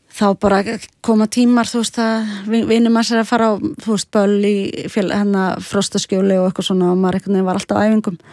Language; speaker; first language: Icelandic; native; Icelandic